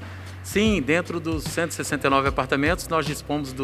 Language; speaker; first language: Portuguese; native; Portuguese